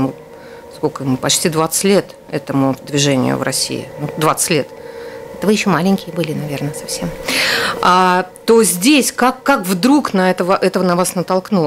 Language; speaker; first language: Russian; native; Russian